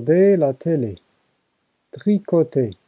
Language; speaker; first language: French; non-native, learner; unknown